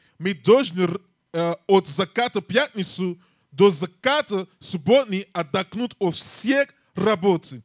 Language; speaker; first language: Russian; non-native, learner; English